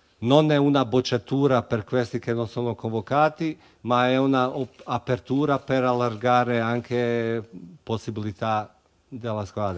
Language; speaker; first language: Italian; non-native, fluent; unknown